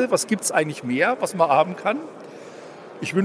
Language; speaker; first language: German; native; German